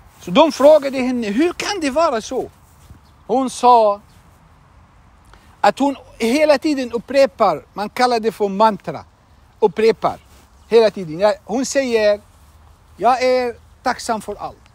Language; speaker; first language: Swedish; non-native, fluent; Arabic